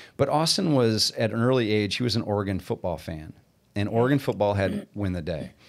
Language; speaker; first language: English; native; English